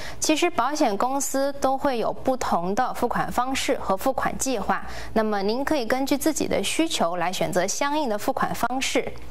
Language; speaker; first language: Chinese; native; Chinese